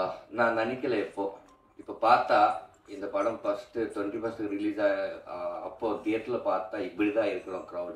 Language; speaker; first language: Tamil; non-native, learner; Telugu